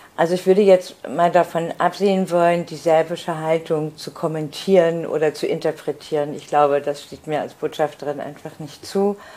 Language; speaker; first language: German; native; German